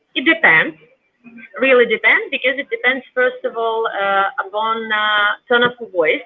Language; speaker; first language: English; non-native, learner; Ukrainian